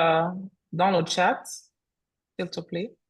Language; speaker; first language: French; non-native, fluent; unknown